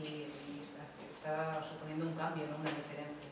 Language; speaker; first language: Spanish; native; Spanish